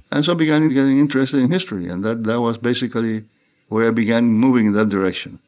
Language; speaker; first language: English; non-native, fluent; Spanish